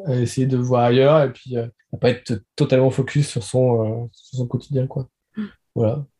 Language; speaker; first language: French; native; French